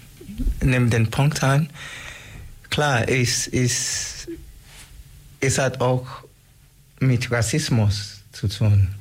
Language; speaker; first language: German; non-native, learner; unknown